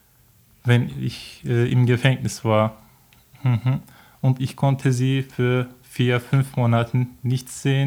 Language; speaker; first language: German; non-native, learner; Turkish